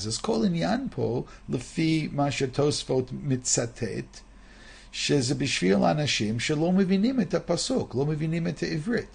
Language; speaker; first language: Hebrew; non-native, fluent; English